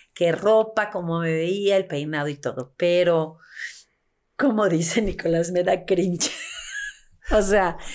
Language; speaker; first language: Spanish; native; Spanish